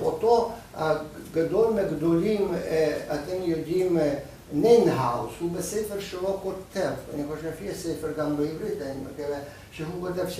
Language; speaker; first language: Hebrew; non-native, fluent; Russian